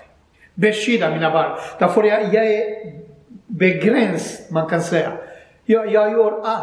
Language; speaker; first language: Swedish; non-native, learner; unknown